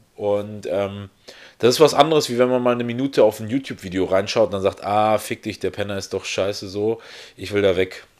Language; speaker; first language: German; early bilingual, other home language; Russian